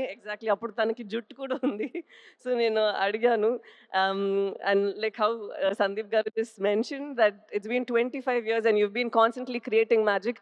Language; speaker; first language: Telugu; non-native, fluent; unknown